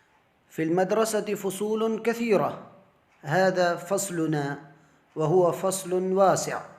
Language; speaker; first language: Arabic; non-native, fluent; Urdu